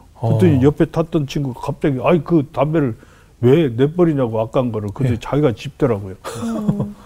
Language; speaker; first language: Korean; native; Korean